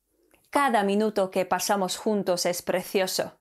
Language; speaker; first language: Spanish; non-native, fluent; Polish